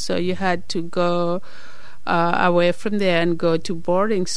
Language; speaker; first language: English; non-native, local second language; Nyanja